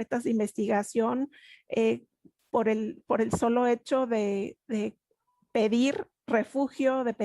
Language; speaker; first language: Spanish; native; Spanish